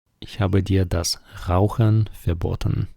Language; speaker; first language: German; non-native, fluent; Ukrainian